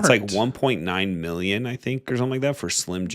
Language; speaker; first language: English; native; English